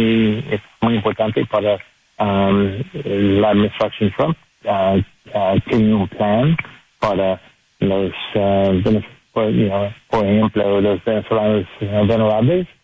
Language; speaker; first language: Spanish; non-native, learner; English